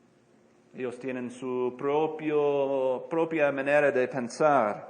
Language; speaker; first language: Spanish; non-native, fluent; English